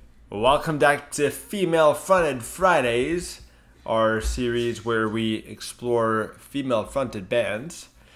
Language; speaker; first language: English; native; English